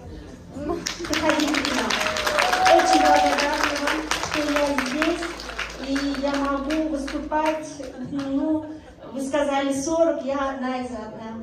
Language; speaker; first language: Russian; non-native, local second language; Uzbek